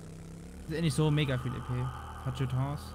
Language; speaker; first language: German; native; German